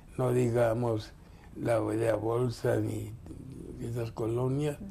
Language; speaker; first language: Spanish; native; Spanish